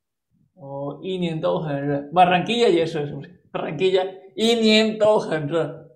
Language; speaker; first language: Chinese; non-native, fluent; Spanish